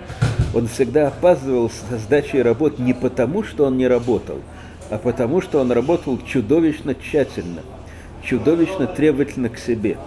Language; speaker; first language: Russian; native; Russian